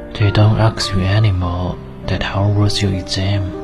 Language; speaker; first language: English; non-native, learner; Chinese